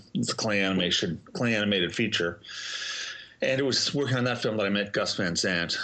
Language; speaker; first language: English; native; English